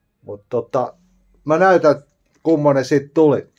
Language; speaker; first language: Finnish; native; Finnish